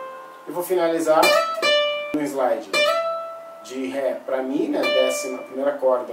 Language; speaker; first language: Portuguese; native; Portuguese